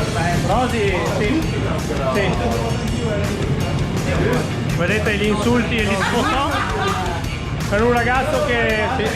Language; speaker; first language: Italian; native; Italian